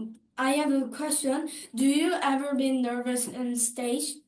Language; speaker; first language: English; non-native, learner; Korean